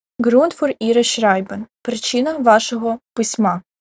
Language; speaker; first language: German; non-native, fluent; Ukrainian